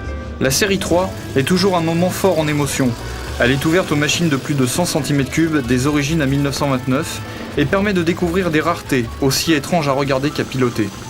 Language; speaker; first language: French; native; French